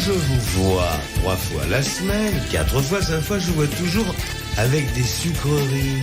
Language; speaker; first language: French; native; French